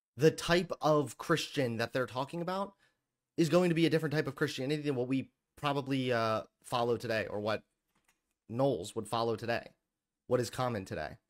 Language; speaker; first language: English; native; English